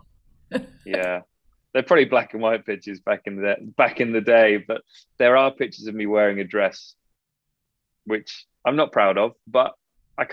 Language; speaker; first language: English; native; English